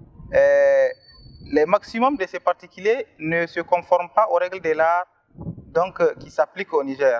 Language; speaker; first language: French; non-native, local second language; Hausa